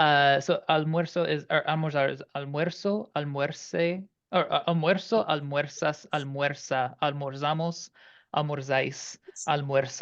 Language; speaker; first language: Spanish; non-native, learner; English